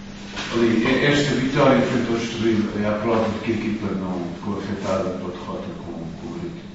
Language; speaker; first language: Portuguese; native; Portuguese